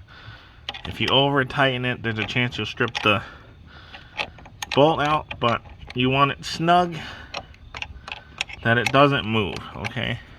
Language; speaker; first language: English; native; English